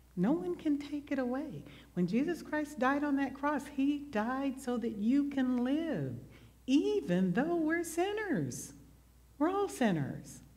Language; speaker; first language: English; native; English